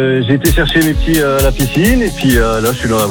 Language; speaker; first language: French; native; French